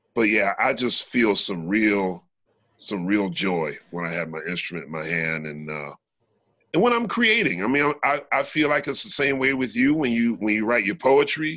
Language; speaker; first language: English; native; English